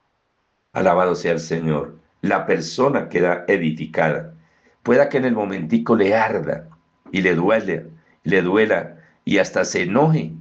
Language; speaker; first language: Spanish; native; Spanish